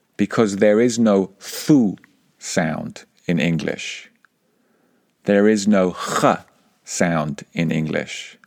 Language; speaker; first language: English; native; English